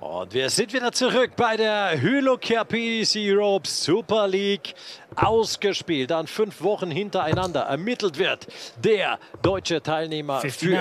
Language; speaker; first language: German; native; German